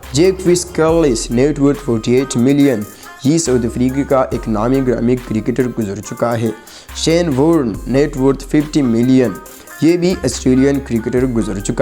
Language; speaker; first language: Hindi; native; Hindi